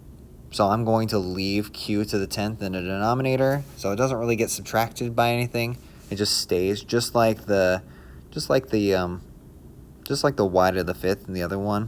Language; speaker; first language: English; native; English